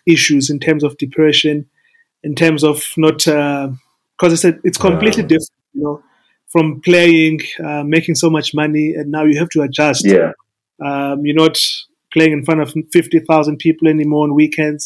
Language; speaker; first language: English; non-native, local second language; Xhosa